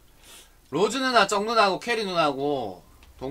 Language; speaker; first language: Korean; native; Korean